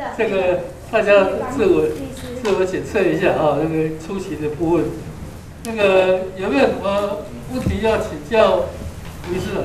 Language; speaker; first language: Chinese; native; Chinese